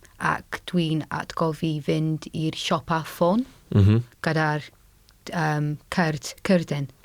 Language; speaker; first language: Welsh; non-native, local second language; English